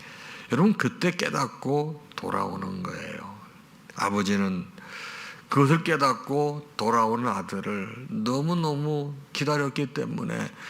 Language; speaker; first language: Korean; native; Korean